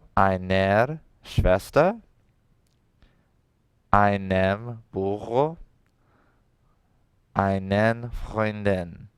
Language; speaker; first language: German; non-native, learner; English